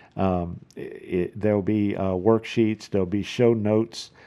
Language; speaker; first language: English; native; English